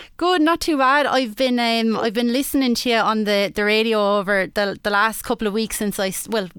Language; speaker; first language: English; native; English